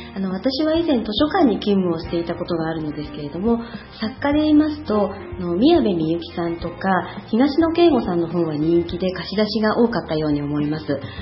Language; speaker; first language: Japanese; native; Japanese